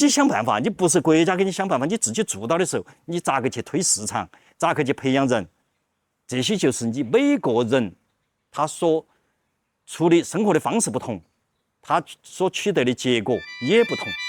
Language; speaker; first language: Chinese; native; Chinese